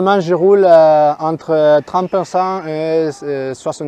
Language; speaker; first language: French; non-native, fluent; Spanish